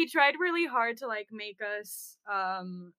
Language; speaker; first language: English; native; English